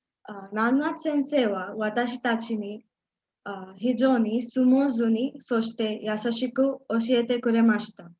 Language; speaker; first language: Japanese; non-native, learner; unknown